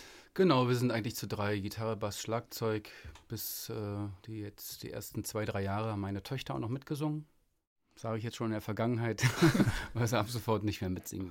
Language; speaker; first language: German; native; German